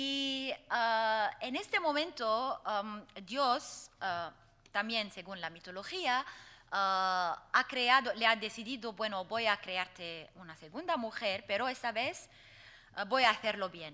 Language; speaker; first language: Spanish; non-native, fluent; Arabic